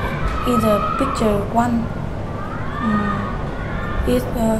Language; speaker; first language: English; non-native, learner; Vietnamese